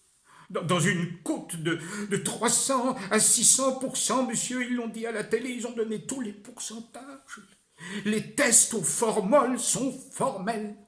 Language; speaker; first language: French; native; French